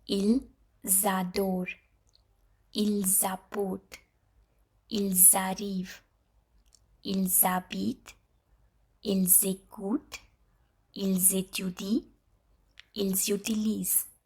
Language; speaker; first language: French; non-native, fluent; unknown